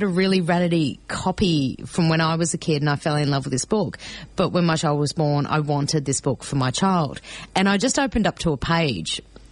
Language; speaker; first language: English; early bilingual, other home language; Greek